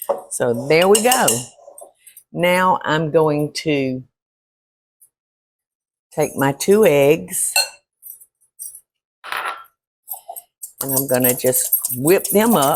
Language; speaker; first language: English; native; English